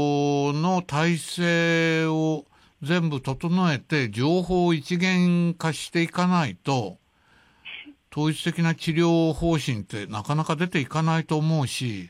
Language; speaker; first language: Japanese; native; Japanese